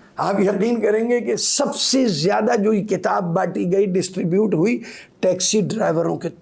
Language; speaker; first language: Urdu; native; Urdu